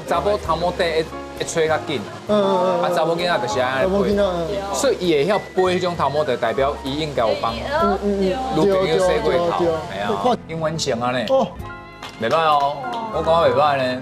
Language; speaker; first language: Chinese; native; Chinese